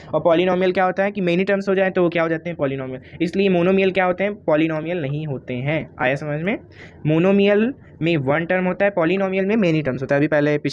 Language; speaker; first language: Hindi; native; Hindi